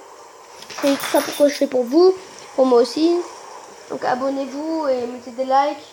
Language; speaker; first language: French; native; French